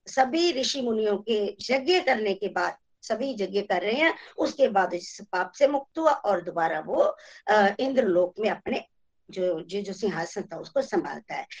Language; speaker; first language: Hindi; native; Hindi